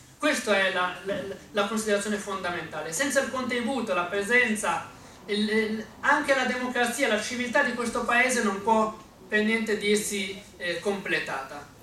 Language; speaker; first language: Italian; early bilingual, other home language; Arabic